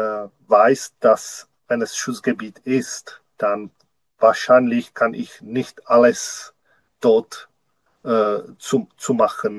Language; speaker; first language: German; non-native, learner; Czech